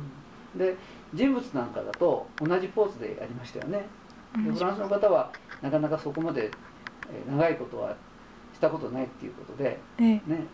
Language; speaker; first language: Japanese; native; Japanese